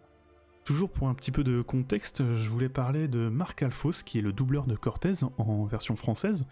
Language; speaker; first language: French; native; French